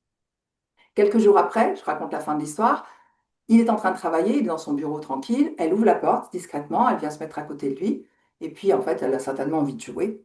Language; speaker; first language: French; native; French